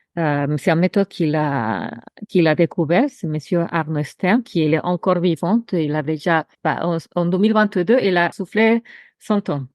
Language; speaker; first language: French; non-native, fluent; Spanish